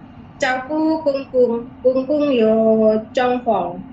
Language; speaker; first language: Chinese; non-native, learner; Indonesian